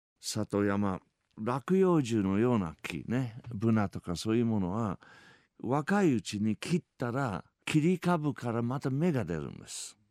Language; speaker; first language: Japanese; non-native, fluent; English